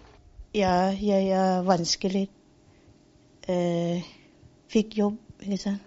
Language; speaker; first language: Norwegian; non-native, learner; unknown